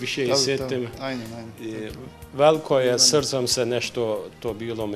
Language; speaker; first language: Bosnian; early bilingual, heritage; Bosnian